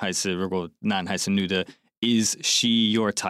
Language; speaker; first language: Chinese; non-native, fluent; English